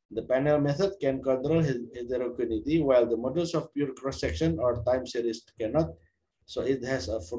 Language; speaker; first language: English; non-native, fluent; Indonesian